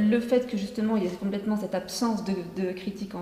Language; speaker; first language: French; native; French